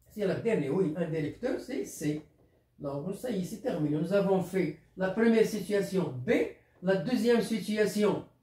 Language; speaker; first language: French; non-native, local second language; Arabic